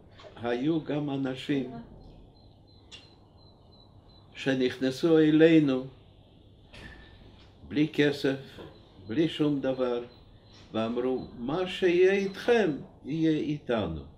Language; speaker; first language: Hebrew; non-native, fluent; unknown